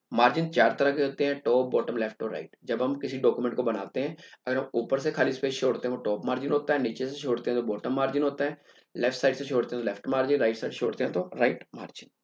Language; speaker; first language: Hindi; non-native, local second language; Punjabi